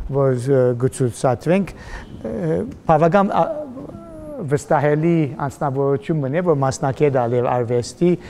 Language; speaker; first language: Armenian; early bilingual, heritage; Armenian